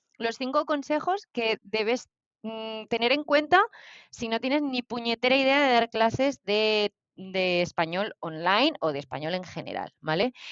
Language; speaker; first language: Spanish; native; Spanish